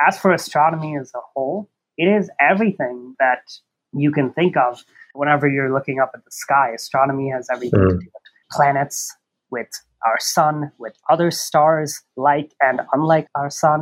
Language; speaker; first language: English; non-native, local second language; Bangla